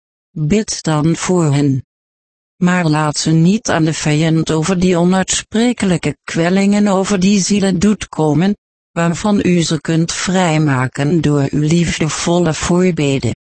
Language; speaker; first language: Dutch; native; Dutch